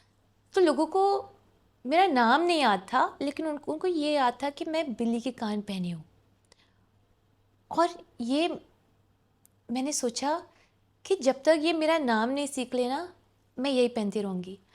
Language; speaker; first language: Hindi; non-native, local second language; English